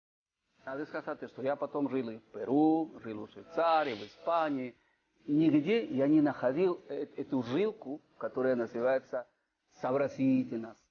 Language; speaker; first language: Russian; non-native, fluent; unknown